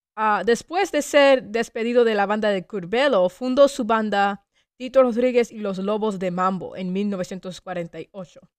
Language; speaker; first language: Spanish; early bilingual, heritage; Spanish